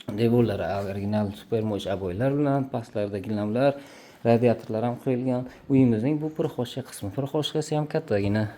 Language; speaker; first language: Uzbek; native; Uzbek